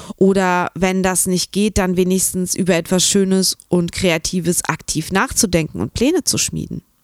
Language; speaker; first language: German; native; German